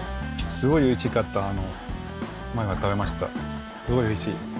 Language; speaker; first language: Japanese; non-native, learner; Spanish